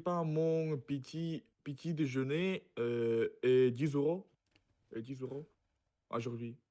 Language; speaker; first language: French; non-native, learner; Russian